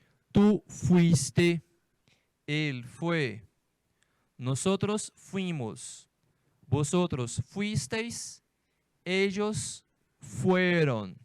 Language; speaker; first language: Spanish; non-native, fluent; Portuguese